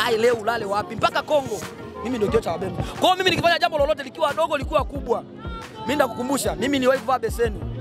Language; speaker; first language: Swahili; non-native, local second language; Bembe